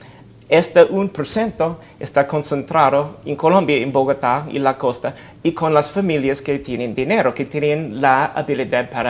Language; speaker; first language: Spanish; non-native, fluent; English